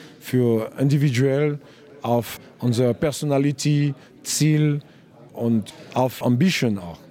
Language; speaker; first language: German; non-native, learner; French